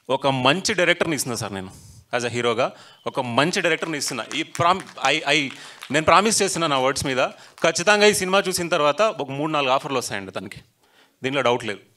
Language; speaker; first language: Telugu; native; Telugu